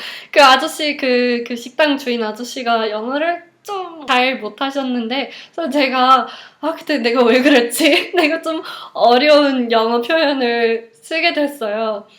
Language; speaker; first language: Korean; non-native, fluent; English